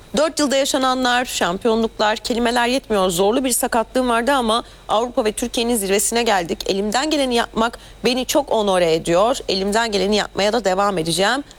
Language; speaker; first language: Turkish; native; Turkish